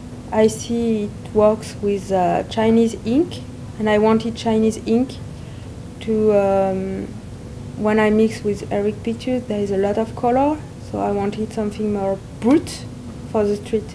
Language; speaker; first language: English; non-native, learner; French